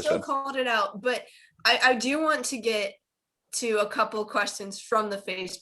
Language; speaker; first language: English; native; English